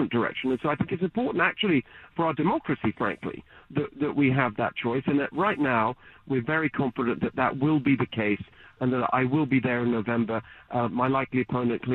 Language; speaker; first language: English; native; English